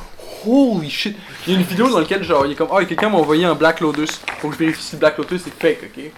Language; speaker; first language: French; native; French